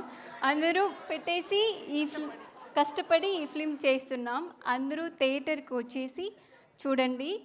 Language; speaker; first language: Telugu; non-native, learner; Tamil